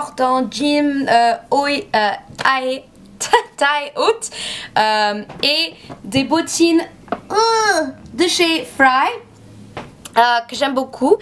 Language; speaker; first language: French; non-native, learner; English